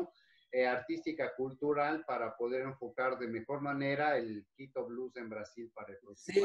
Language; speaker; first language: Spanish; non-native, fluent; Portuguese